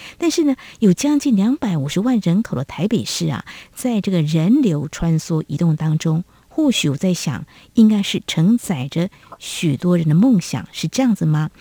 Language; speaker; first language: Chinese; native; Chinese